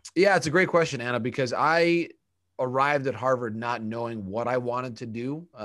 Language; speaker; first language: English; native; English